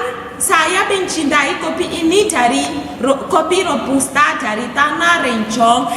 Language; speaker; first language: Indonesian; non-native, fluent; English